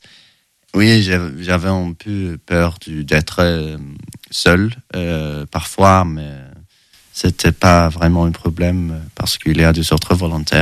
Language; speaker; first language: French; non-native, learner; Swedish